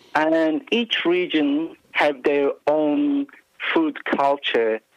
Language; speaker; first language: English; non-native, fluent; Turkish